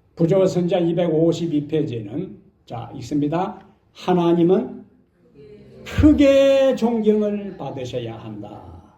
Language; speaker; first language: Korean; native; Korean